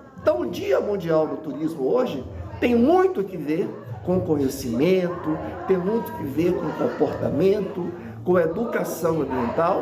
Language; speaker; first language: Portuguese; native; Portuguese